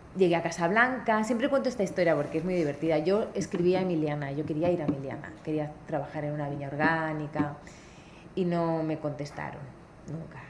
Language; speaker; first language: Spanish; native; Spanish